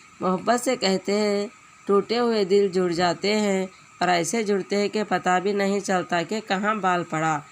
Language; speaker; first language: Urdu; native; Urdu